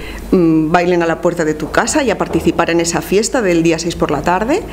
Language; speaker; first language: Spanish; native; Spanish